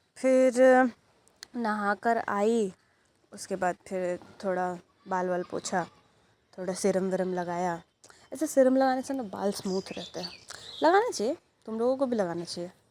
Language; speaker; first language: Hindi; native; Hindi